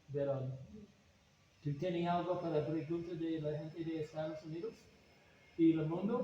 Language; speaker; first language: Spanish; non-native, learner; English